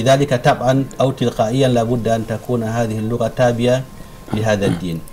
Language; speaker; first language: Arabic; non-native, fluent; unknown